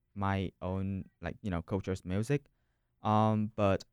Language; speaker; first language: English; non-native, fluent; Vietnamese